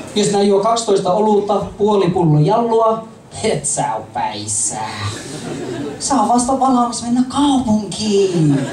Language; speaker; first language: Finnish; non-native, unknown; English